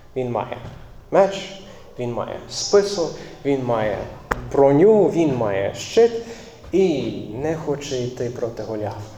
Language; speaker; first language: Ukrainian; non-native, fluent; English